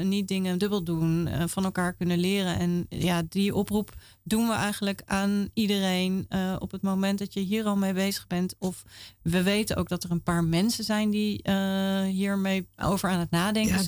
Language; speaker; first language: Dutch; native; Dutch